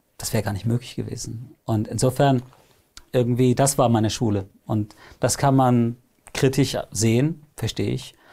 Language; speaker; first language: German; early bilingual, other home language; English